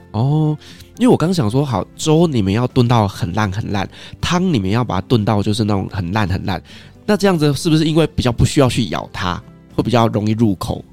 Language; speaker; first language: Chinese; native; Chinese